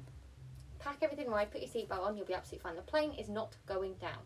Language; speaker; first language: English; early bilingual, other home language; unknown